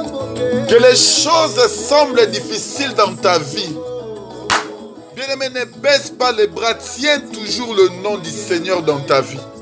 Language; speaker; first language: French; non-native, local second language; Lingala